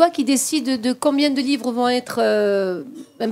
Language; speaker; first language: French; native; French